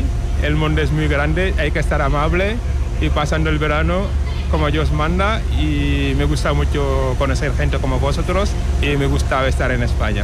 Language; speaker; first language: Spanish; non-native, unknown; Wolof